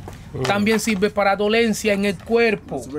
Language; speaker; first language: Spanish; native; Spanish